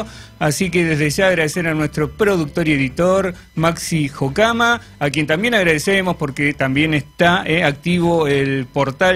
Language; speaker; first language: Spanish; native; Spanish